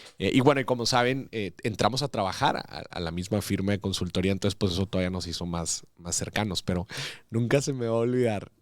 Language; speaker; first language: Spanish; native; Spanish